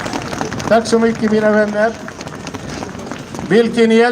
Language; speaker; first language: Swedish; non-native, fluent; Arabic